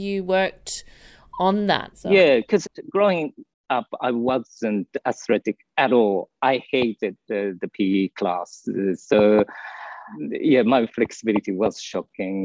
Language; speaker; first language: English; non-native, fluent; Japanese